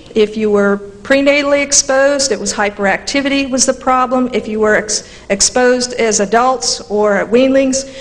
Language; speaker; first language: English; native; English